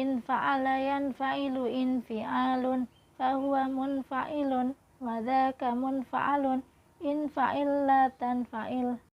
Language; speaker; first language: Indonesian; native; Indonesian